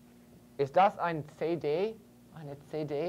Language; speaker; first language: German; non-native, fluent; English